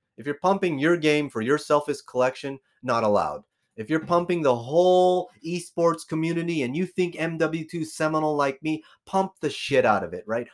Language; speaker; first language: English; native; English